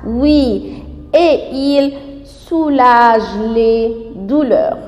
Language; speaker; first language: French; non-native, fluent; Arabic